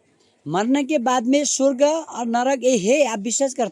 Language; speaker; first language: Hindi; non-native, learner; Nepali